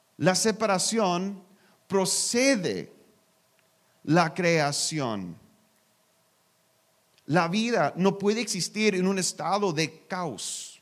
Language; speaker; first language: Spanish; non-native, learner; English